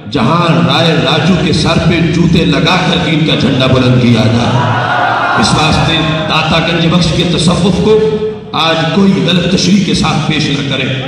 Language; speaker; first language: Urdu; non-native, local second language; Punjabi